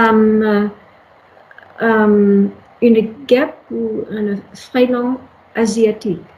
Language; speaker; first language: French; non-native, learner; English